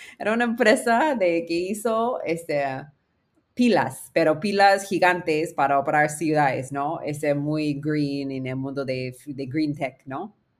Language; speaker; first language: Spanish; non-native, fluent; English